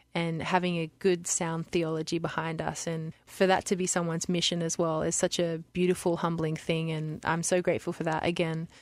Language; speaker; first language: English; native; English